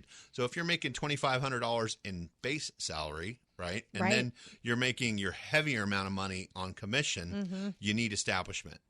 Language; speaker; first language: English; native; English